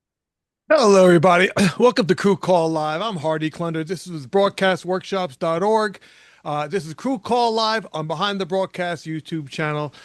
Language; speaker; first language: English; native; English